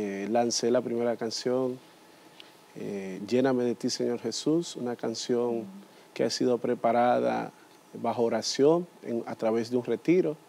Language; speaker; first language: Spanish; native; Spanish